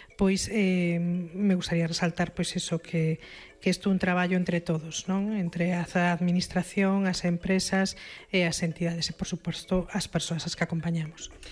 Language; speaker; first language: Galician; non-native, local second language; Spanish